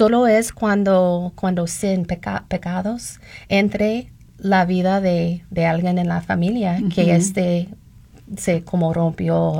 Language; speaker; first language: Spanish; non-native, learner; English